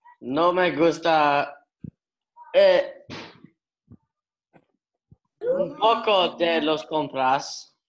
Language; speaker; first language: Spanish; non-native, learner; English